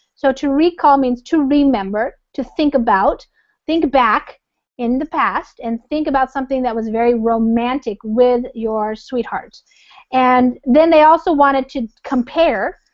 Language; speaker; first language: English; native; English